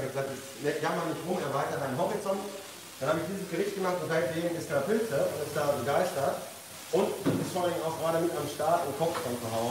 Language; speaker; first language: German; native; German